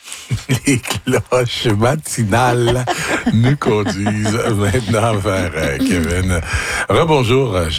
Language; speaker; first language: French; native; French